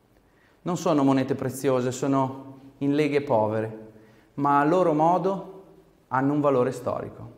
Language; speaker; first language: Italian; native; Italian